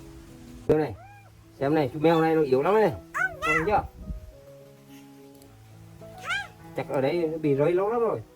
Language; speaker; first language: Vietnamese; native; Vietnamese